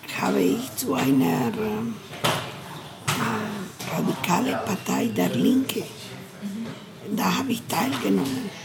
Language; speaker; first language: German; non-native, learner; Spanish